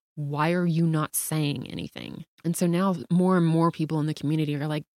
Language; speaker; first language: English; native; English